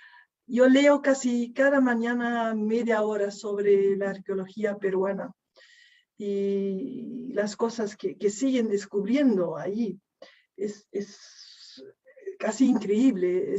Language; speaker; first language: Spanish; non-native, fluent; Dutch